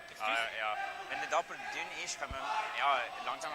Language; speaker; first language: German; non-native, fluent; French